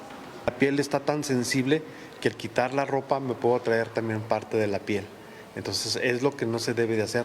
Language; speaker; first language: Spanish; native; Spanish